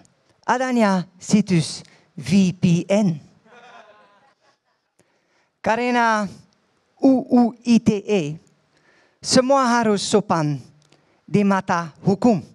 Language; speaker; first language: Indonesian; non-native, learner; Dutch